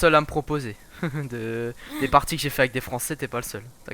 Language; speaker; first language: French; native; French